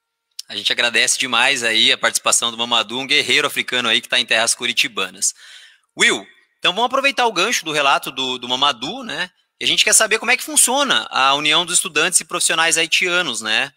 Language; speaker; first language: Portuguese; native; Portuguese